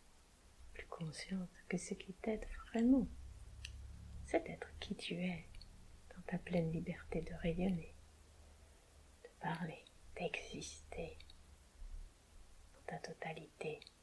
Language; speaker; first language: French; native; French